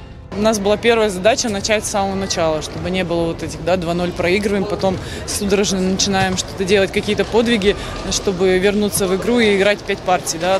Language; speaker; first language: Russian; native; Russian